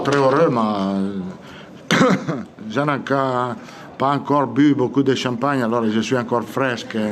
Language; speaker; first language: French; non-native, fluent; Italian